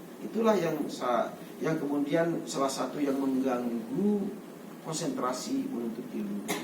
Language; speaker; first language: Indonesian; non-native, local second language; Sasak